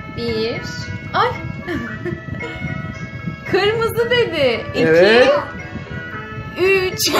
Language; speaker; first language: Turkish; native; Turkish